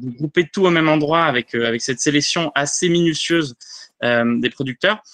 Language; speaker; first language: French; native; French